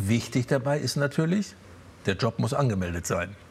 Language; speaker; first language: German; native; German